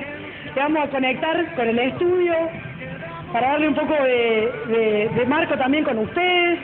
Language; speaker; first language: Spanish; native; Spanish